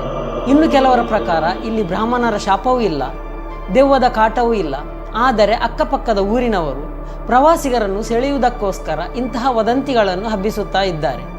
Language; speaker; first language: Kannada; native; Kannada